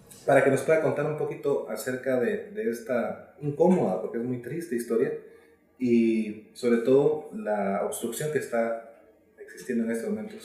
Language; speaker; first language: Spanish; native; Spanish